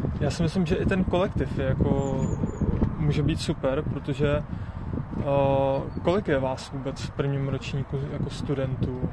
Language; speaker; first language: Czech; native; Czech